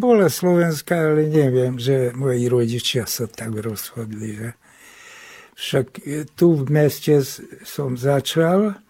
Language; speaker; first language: Slovak; non-native, local second language; Hungarian